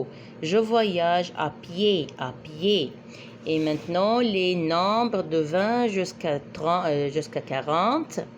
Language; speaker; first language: French; non-native, fluent; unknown